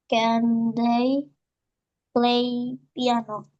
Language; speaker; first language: English; non-native, learner; Indonesian